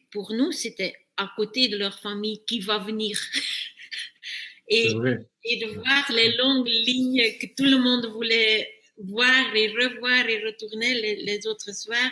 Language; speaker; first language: French; non-native, fluent; Dutch